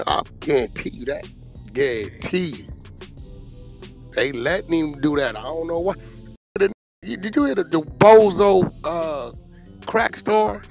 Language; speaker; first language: English; native; English